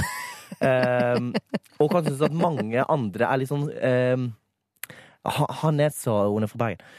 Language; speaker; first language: Norwegian; native; Norwegian